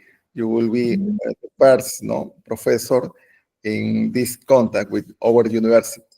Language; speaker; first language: English; non-native, learner; Spanish